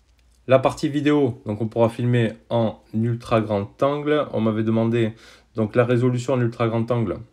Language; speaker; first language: French; native; French